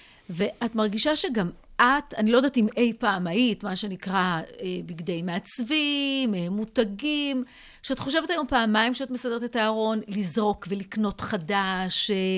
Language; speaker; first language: Hebrew; native; Hebrew